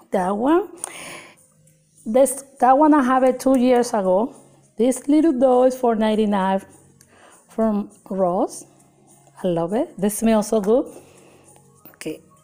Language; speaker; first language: English; non-native, learner; Spanish